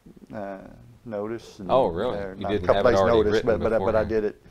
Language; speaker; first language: English; native; English